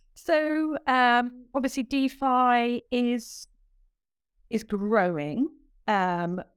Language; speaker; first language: English; native; English